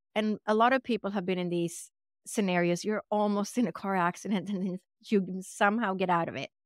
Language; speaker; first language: English; non-native, fluent; Swedish